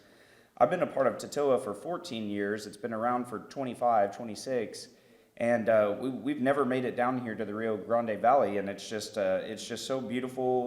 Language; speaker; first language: English; native; English